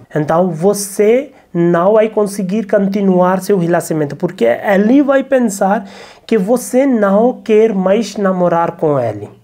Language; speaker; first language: Portuguese; non-native, learner; Hindi